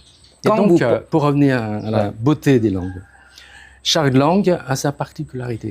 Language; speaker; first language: French; non-native, fluent; Khmer